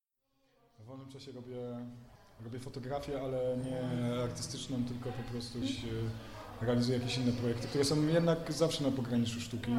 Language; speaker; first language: Polish; native; Polish